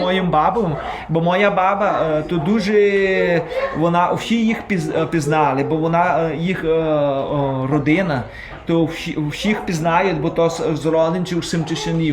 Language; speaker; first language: Ukrainian; early bilingual, heritage; Ukrainian